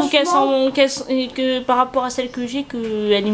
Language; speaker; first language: French; native; French